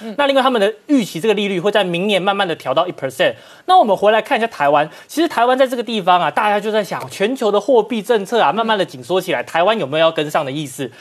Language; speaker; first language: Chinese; native; Chinese